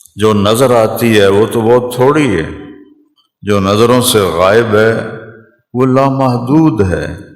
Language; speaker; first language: Urdu; non-native, local second language; Punjabi